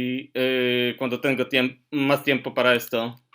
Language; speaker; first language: Spanish; non-native, learner; Polish